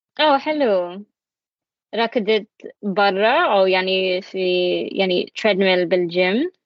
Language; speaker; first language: Arabic; non-native, learner; English